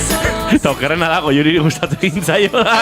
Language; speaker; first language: Basque; native; Basque